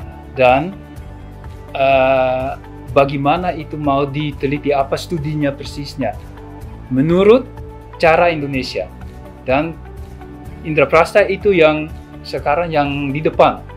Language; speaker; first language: Indonesian; non-native, fluent; Dutch